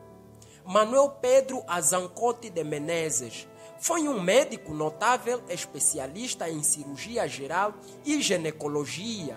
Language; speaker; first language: Portuguese; native; Portuguese